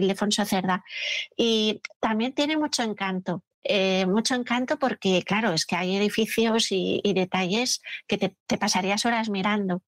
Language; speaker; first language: Spanish; native; Spanish